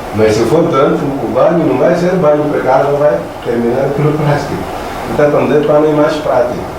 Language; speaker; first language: Portuguese; non-native, local second language; Makhuwa